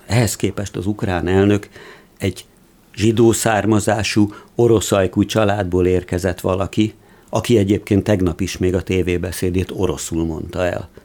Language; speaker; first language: Hungarian; native; Hungarian